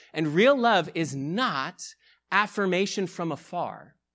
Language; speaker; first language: English; native; English